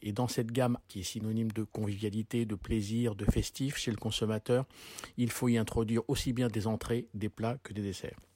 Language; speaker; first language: French; native; French